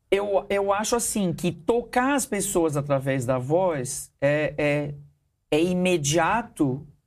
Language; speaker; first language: Portuguese; early bilingual, heritage; Portuguese